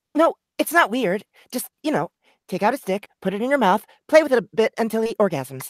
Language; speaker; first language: English; native; English